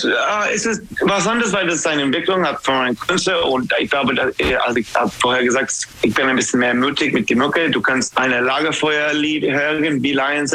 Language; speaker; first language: German; non-native, fluent; English